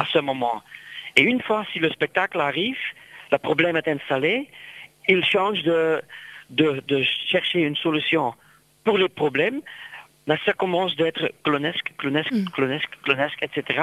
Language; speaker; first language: French; non-native, local second language; Dutch